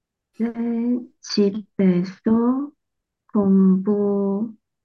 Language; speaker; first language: Korean; non-native, learner; Chinese